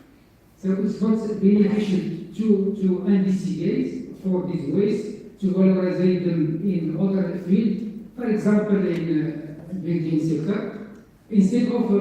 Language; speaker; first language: English; non-native, fluent; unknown